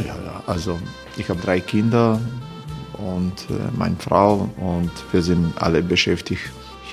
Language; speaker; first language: German; non-native, learner; Croatian